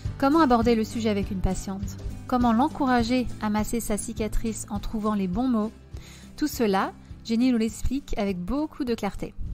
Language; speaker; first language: French; native; French